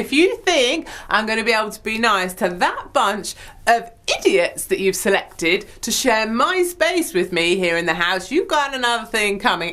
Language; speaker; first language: English; native; English